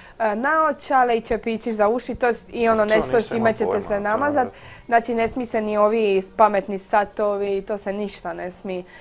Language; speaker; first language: Croatian; native; Croatian